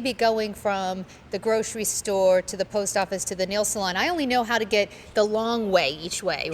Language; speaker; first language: English; native; English